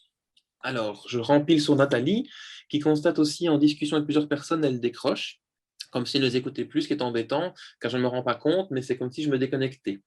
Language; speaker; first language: French; native; French